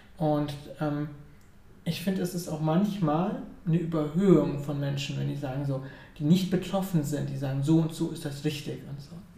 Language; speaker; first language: German; early bilingual, other home language; Ukrainian